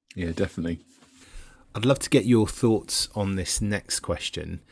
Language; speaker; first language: English; native; English